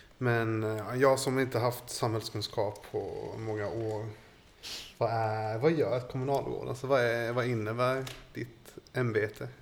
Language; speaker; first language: Swedish; native; Swedish